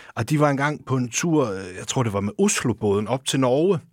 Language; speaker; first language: Danish; native; Danish